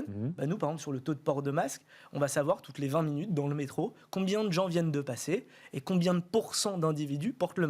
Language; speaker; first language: French; native; French